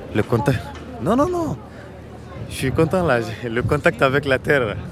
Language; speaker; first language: French; non-native, local second language; Bambara